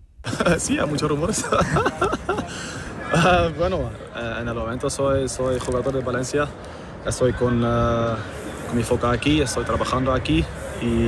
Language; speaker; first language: Spanish; non-native, learner; Dutch